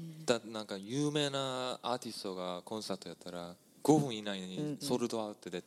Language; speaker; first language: Japanese; non-native, fluent; Korean